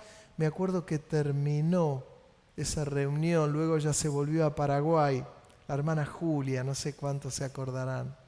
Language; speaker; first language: Spanish; native; Spanish